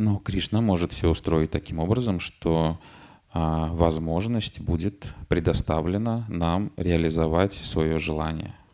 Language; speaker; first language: Russian; native; Russian